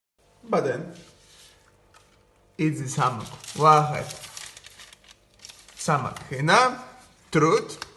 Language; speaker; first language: Arabic; non-native, learner; Greek